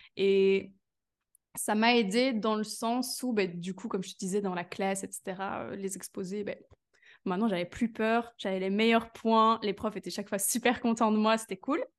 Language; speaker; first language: French; native; French